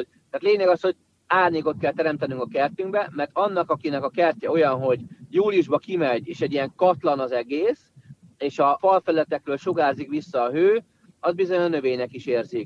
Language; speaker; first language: Hungarian; native; Hungarian